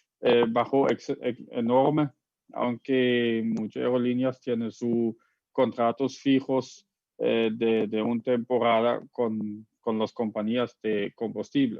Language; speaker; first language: Spanish; non-native, fluent; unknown